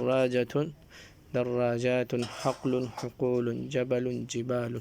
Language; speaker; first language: Arabic; non-native, fluent; Urdu